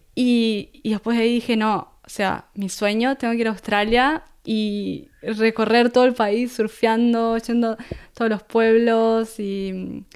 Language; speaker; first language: Spanish; native; Spanish